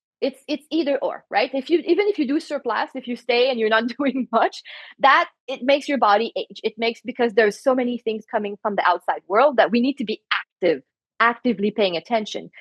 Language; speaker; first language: English; non-native, fluent; French